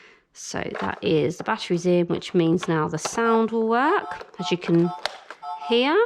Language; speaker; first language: English; native; English